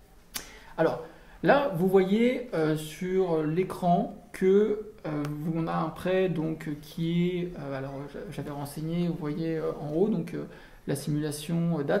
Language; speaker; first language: French; native; French